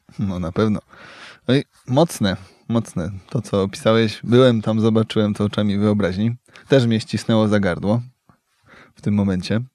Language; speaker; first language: Polish; native; Polish